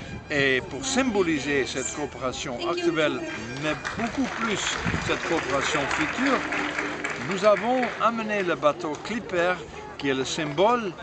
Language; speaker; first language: French; non-native, fluent; Dutch